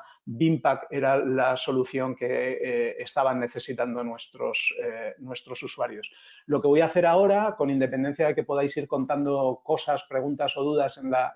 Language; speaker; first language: Spanish; native; Spanish